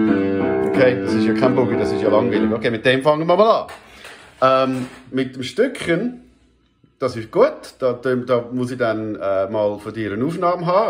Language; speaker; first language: German; native; German